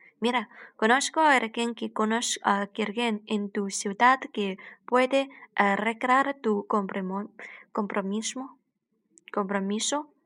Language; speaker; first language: Spanish; non-native, learner; Chinese